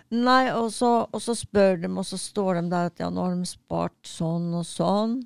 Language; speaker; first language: Norwegian; native; Norwegian